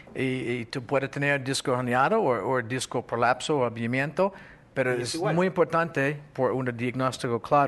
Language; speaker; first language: Spanish; non-native, fluent; English